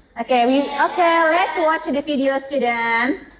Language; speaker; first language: English; non-native, learner; Indonesian